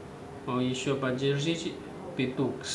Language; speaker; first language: Russian; non-native, learner; Chinese